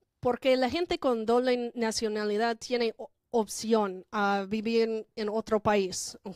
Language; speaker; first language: Spanish; non-native, fluent; English